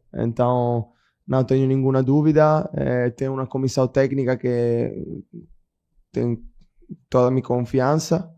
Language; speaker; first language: Portuguese; non-native, fluent; Italian